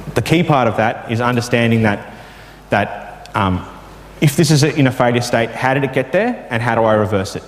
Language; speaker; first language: English; native; English